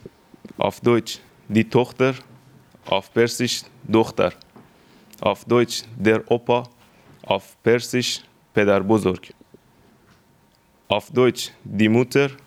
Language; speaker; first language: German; non-native, learner; Persian